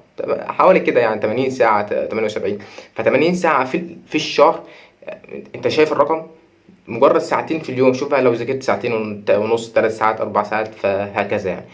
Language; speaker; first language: Arabic; native; Arabic